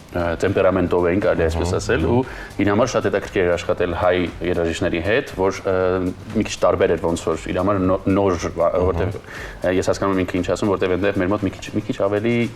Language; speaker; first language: Armenian; native; Armenian